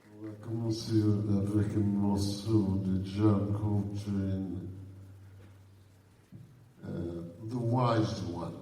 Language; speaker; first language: French; non-native, learner; English